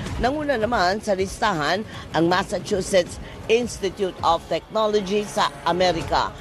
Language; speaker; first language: Filipino; native; Filipino